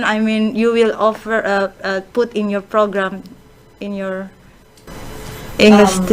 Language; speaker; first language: English; non-native, fluent; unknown